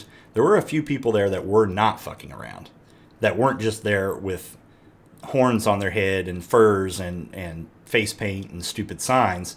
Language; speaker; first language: English; native; English